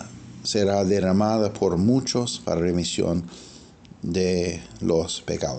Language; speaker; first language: Spanish; non-native, fluent; English